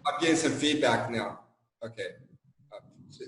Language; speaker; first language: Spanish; non-native, fluent; English